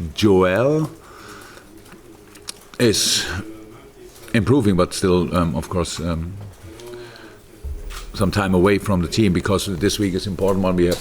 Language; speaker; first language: English; non-native, fluent; German